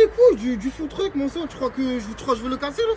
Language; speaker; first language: French; native; French